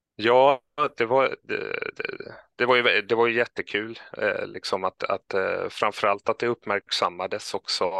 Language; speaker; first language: Swedish; native; Swedish